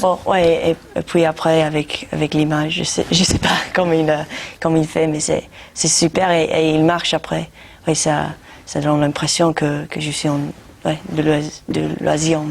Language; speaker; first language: French; non-native, learner; English